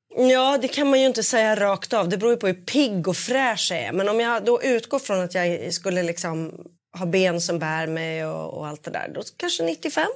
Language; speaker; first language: Swedish; native; Swedish